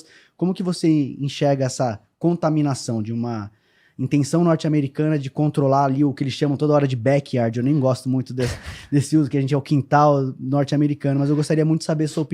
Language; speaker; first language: Portuguese; native; Portuguese